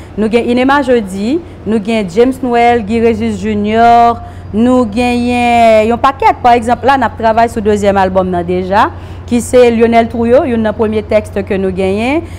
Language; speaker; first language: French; non-native, local second language; Haitian Creole